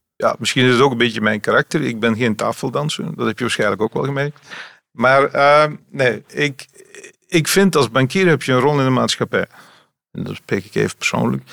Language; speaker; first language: Dutch; native; Dutch